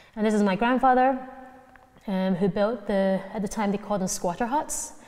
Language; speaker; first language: English; native; English